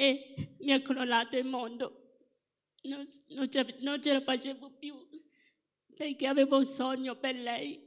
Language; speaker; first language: Italian; non-native, fluent; Morisyen